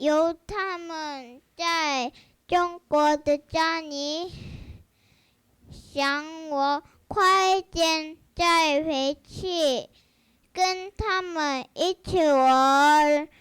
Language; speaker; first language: Chinese; early bilingual, heritage; Chinese